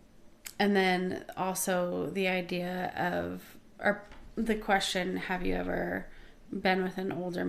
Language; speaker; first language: English; native; English